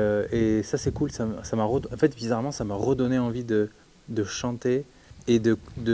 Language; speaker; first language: French; native; French